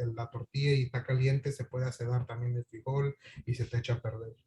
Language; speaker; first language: Spanish; early bilingual, other home language; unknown